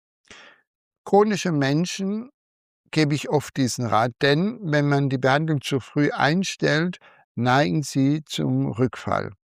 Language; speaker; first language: German; native; German